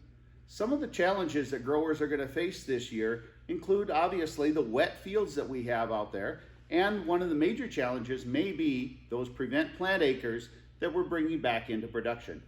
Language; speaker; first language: English; native; English